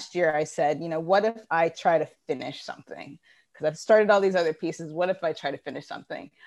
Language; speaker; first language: English; early bilingual, other home language; Ganda